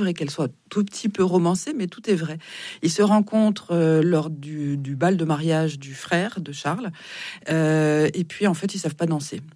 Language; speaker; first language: French; native; French